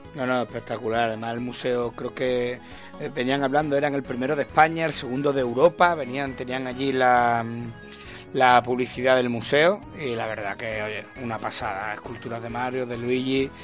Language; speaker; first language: Spanish; native; Spanish